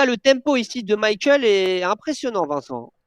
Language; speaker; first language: French; native; French